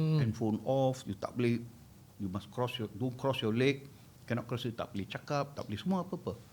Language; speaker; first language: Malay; non-native, local second language; Tamil